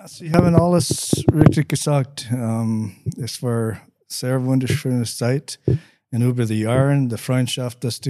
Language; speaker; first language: German; non-native, learner; English